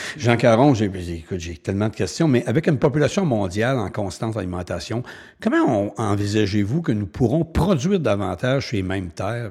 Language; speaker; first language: French; native; French